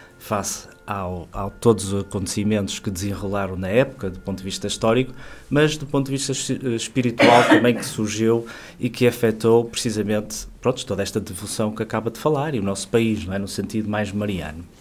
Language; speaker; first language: Portuguese; native; Portuguese